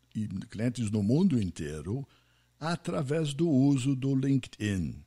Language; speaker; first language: Portuguese; non-native, fluent; English